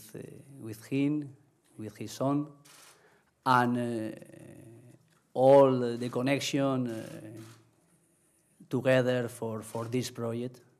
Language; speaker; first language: English; non-native, learner; Spanish